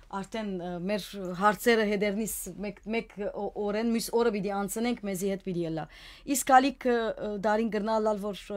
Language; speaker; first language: Armenian; native; Armenian